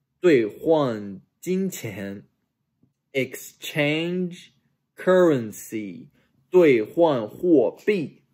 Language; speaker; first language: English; non-native, fluent; Chinese